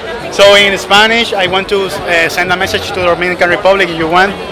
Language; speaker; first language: English; non-native, learner; Spanish